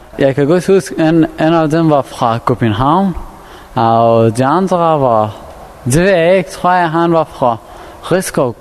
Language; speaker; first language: Danish; non-native, fluent; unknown